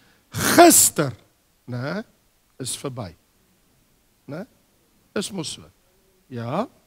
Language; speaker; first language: English; non-native, local second language; Afrikaans